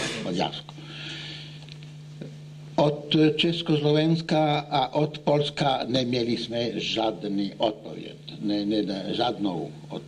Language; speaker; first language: Czech; non-native, learner; Italian